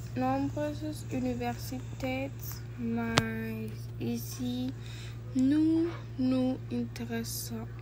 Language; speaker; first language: French; non-native, learner; Spanish